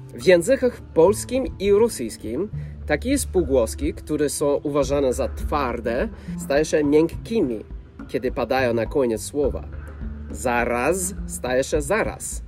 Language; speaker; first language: Polish; non-native, fluent; English